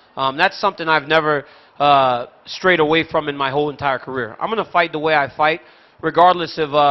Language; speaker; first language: English; native; English